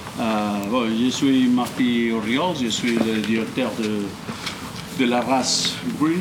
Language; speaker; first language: French; non-native, learner; Catalan